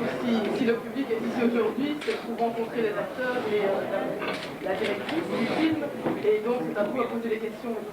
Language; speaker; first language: French; native; French